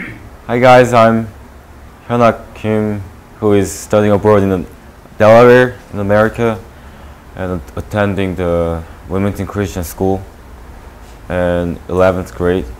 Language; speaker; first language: English; non-native, learner; Korean